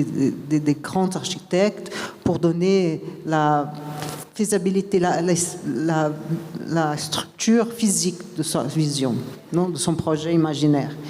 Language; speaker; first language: French; non-native, fluent; Portuguese